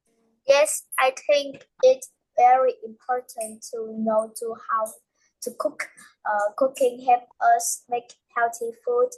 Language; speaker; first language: English; non-native, learner; Vietnamese